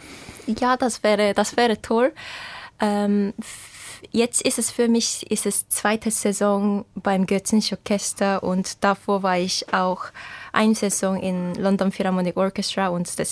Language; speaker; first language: German; non-native, fluent; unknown